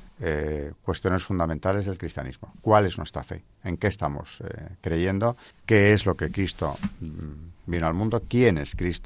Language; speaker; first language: Spanish; native; Spanish